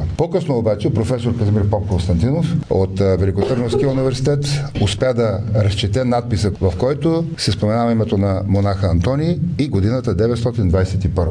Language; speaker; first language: Bulgarian; native; Bulgarian